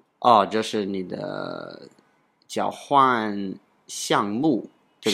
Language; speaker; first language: Chinese; non-native, learner; English